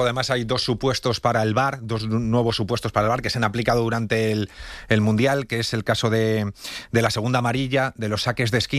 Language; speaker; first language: Spanish; native; Spanish